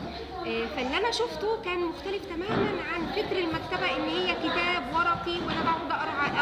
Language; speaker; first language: Arabic; native; Arabic